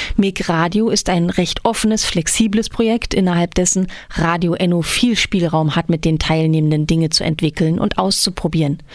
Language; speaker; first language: German; native; German